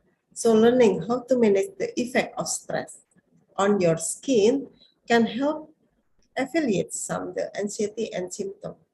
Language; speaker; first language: English; non-native, learner; Indonesian